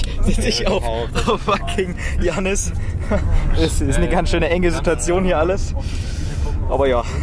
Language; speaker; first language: German; native; German